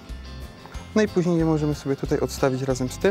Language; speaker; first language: Polish; native; Polish